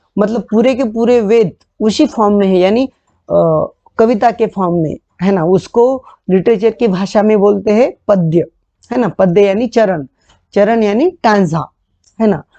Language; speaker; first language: Hindi; non-native, local second language; Marathi